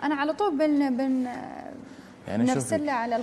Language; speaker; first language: Arabic; native; Arabic